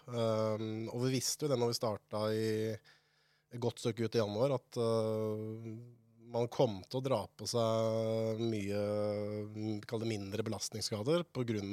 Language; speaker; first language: Norwegian; native; Norwegian